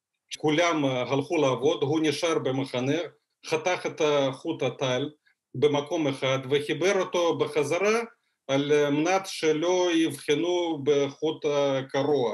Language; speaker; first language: Hebrew; non-native, fluent; Russian